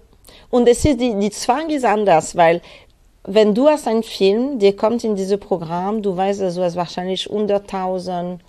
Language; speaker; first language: German; non-native, fluent; French